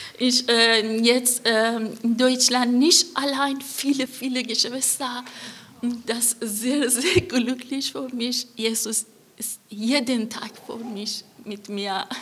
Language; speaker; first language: German; non-native, learner; Persian